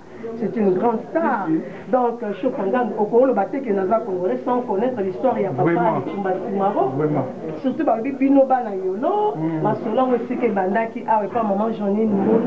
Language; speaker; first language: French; non-native, local second language; Lingala